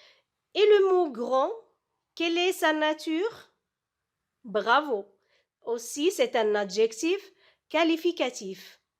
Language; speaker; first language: French; non-native, local second language; Arabic